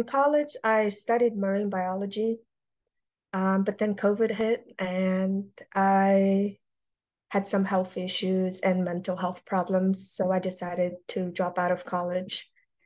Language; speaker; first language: English; early bilingual, other home language; Russian